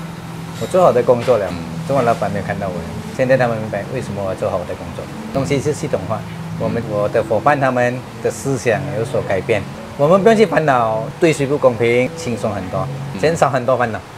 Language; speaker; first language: Chinese; non-native, local second language; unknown